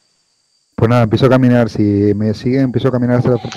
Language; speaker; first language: Spanish; native; Spanish